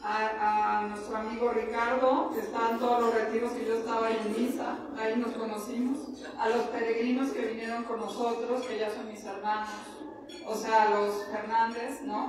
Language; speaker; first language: Spanish; native; Spanish